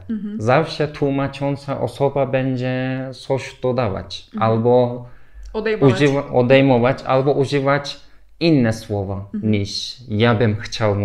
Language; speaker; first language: Polish; non-native, learner; Turkish